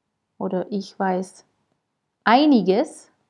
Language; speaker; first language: German; non-native, fluent; French